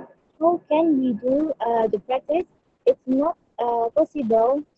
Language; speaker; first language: English; non-native, learner; Indonesian